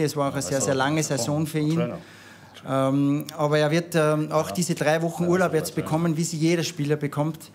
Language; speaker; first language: German; native; German